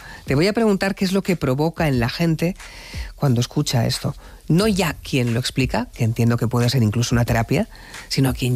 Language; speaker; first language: Spanish; native; Spanish